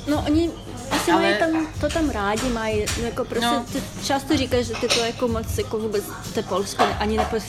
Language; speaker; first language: Czech; non-native, fluent; Ukrainian